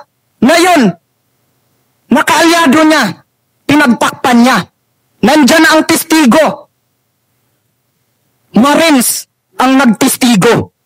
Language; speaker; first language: Filipino; native; Filipino